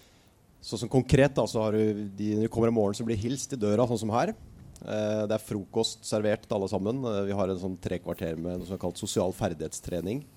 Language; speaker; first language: Norwegian; native; Norwegian